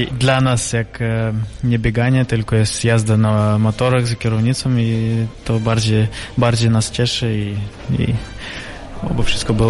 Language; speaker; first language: Polish; non-native, fluent; Russian